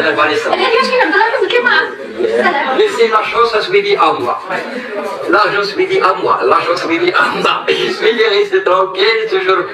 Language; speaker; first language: French; non-native, learner; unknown